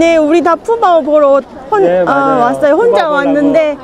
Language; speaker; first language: Korean; non-native, learner; Chinese